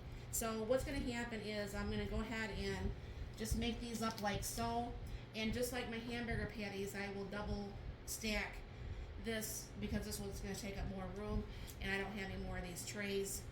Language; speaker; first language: English; native; English